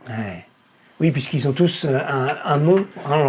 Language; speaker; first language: French; native; French